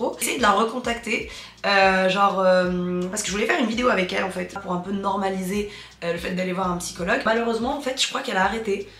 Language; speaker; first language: French; non-native, local second language; Arabic